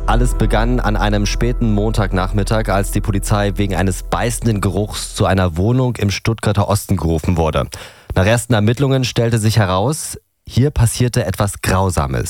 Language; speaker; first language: German; native; German